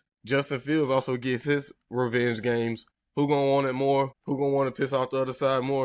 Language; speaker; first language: English; native; English